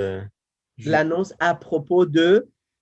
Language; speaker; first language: French; non-native, fluent; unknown